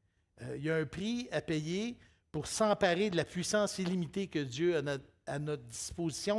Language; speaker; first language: French; native; French